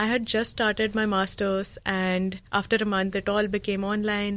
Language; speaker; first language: English; non-native, local second language; Marathi